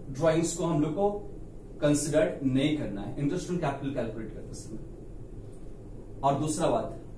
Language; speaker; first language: Hindi; native; Hindi